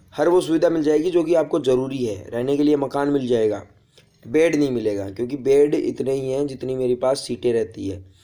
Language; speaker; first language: Hindi; native; Hindi